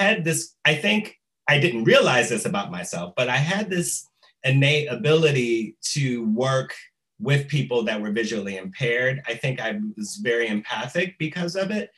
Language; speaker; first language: English; native; English